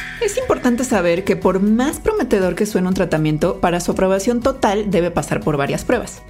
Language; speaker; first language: Spanish; native; Spanish